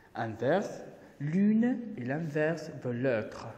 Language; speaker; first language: French; non-native, local second language; Arabic